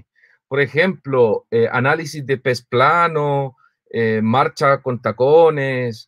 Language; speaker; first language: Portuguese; non-native, learner; Spanish